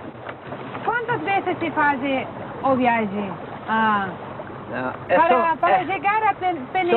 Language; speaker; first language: Portuguese; non-native, learner; English